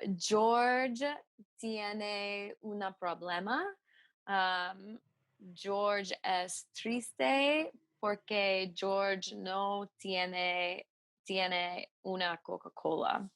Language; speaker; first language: Spanish; non-native, learner; English